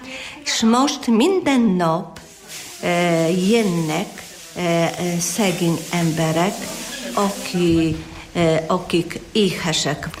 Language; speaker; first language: Hungarian; non-native, learner; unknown